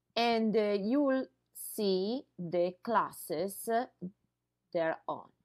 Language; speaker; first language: English; non-native, fluent; Italian